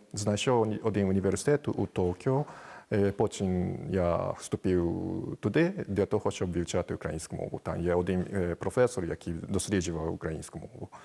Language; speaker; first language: Ukrainian; non-native, fluent; Japanese